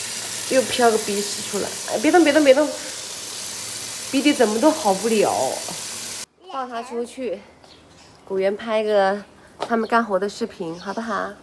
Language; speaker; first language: Chinese; native; Chinese